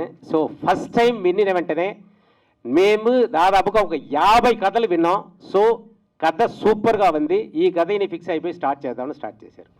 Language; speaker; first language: Telugu; native; Telugu